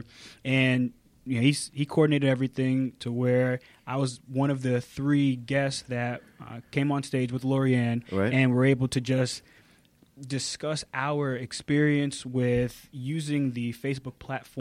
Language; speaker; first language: English; native; English